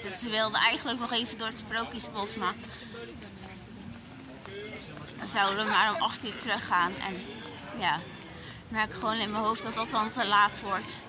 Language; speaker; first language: Dutch; native; Dutch